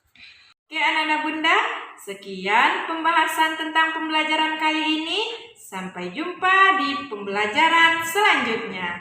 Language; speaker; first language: Indonesian; native; Indonesian